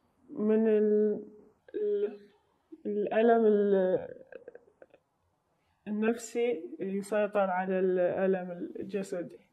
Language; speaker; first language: Arabic; native; Arabic